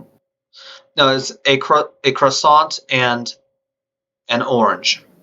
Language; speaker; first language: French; non-native, learner; English